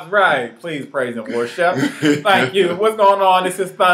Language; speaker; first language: English; native; English